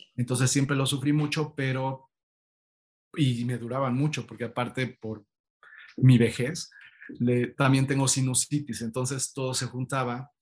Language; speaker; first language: Spanish; native; Spanish